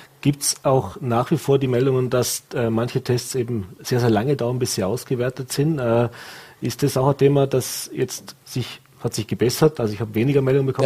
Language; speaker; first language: German; native; German